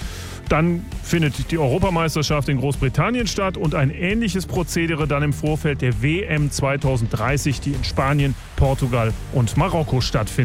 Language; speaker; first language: German; native; German